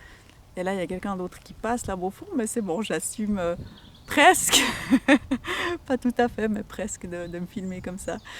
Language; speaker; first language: French; native; French